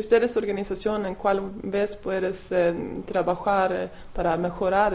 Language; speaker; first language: Spanish; non-native, learner; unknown